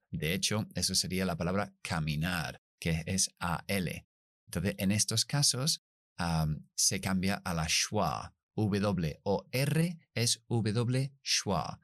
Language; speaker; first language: Spanish; non-native, fluent; English